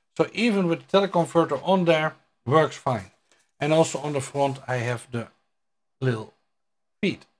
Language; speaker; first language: English; non-native, fluent; Dutch